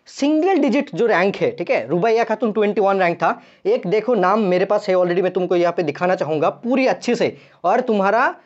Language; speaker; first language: Hindi; non-native, local second language; Bangla